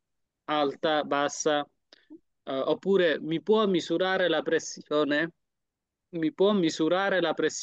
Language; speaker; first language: Italian; non-native, fluent; Bangla